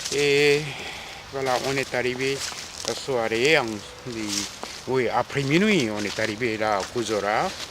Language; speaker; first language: French; non-native, fluent; Korean